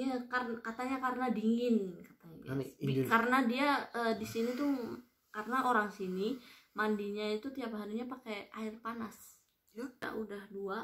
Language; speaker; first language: Indonesian; non-native, local second language; Javanese